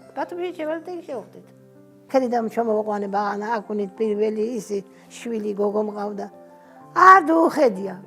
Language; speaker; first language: Georgian; native; Georgian